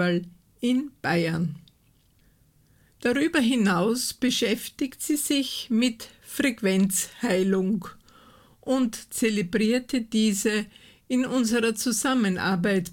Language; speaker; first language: German; native; German